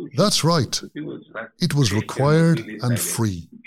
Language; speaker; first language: English; non-native, fluent; Azerbaijani